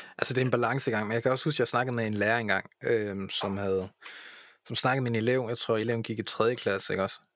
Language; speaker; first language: Danish; early bilingual, other home language; English